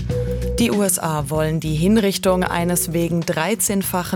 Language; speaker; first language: German; native; German